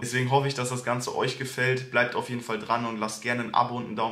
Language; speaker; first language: German; native; German